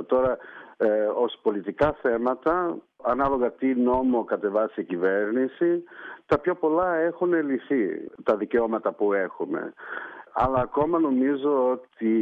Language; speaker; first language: Greek; early bilingual, heritage; Greek